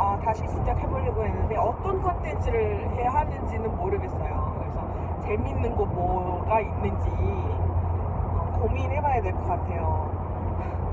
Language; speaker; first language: Korean; non-native, fluent; Malay